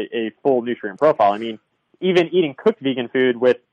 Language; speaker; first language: English; native; English